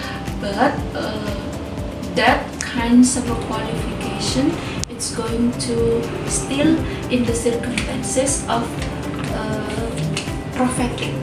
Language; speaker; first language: English; non-native, fluent; Indonesian